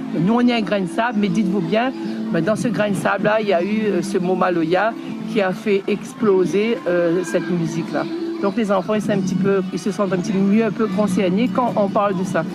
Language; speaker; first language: French; native; French